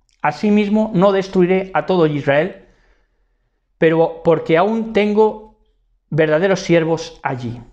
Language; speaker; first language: Spanish; native; Spanish